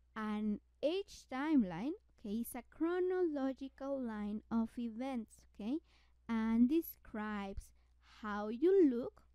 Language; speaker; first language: English; non-native, fluent; Spanish